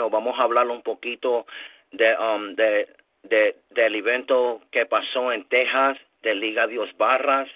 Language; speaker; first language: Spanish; early bilingual, heritage; English